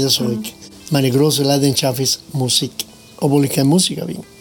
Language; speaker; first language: German; non-native, fluent; Spanish